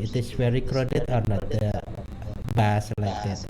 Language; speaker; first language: English; non-native, learner; Indonesian